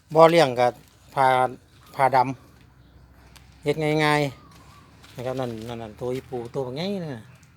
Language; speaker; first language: Thai; native; Thai